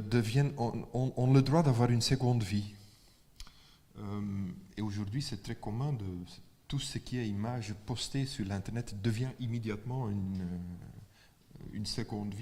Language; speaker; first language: French; non-native, local second language; Dutch